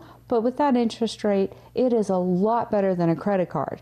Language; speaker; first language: English; native; English